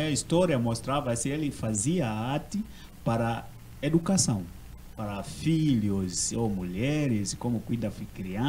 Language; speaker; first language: Portuguese; non-native, learner; Swahili